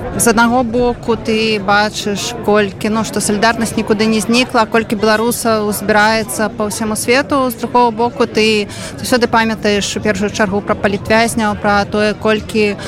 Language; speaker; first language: Belarusian; non-native, local second language; Russian